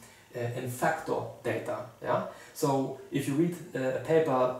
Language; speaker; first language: English; non-native, fluent; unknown